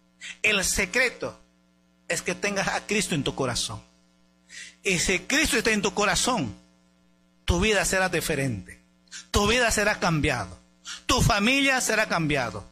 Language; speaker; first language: Spanish; native; Spanish